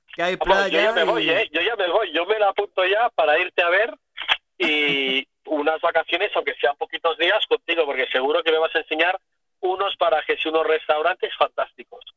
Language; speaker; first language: Spanish; native; Spanish